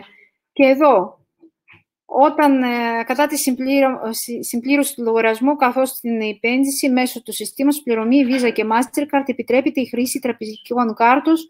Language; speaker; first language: Greek; non-native, fluent; Russian